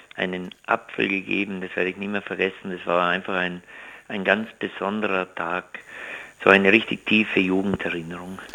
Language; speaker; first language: German; native; German